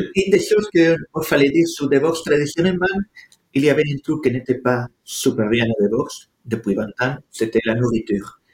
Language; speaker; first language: French; non-native, fluent; Spanish